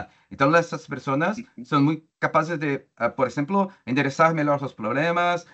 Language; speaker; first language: Spanish; non-native, learner; Portuguese